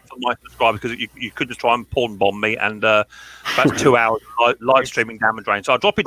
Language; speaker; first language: English; native; English